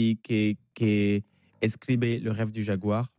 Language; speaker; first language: Spanish; non-native, fluent; French